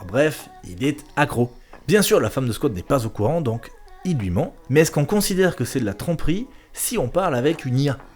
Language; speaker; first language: French; native; French